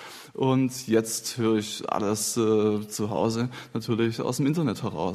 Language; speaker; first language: German; native; German